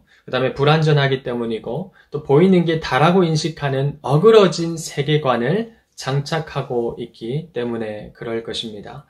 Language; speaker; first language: Korean; native; Korean